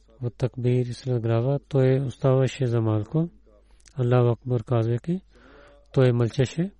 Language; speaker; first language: Bulgarian; non-native, learner; Urdu